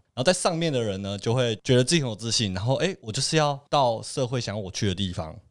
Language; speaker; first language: Chinese; early bilingual, heritage; Chinese